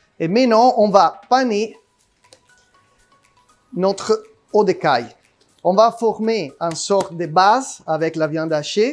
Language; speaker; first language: French; non-native, learner; Italian